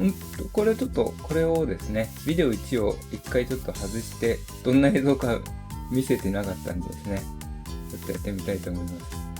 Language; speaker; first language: Japanese; native; Japanese